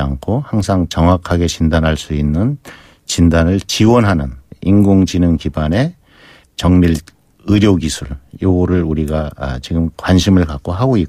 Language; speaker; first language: Korean; native; Korean